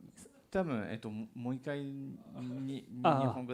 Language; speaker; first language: Japanese; non-native, learner; English